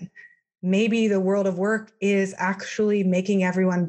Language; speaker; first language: English; native; English